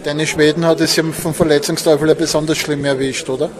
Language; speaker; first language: German; native; German